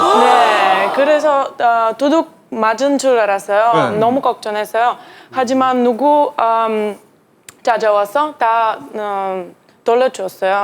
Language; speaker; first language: Korean; non-native, learner; Bulgarian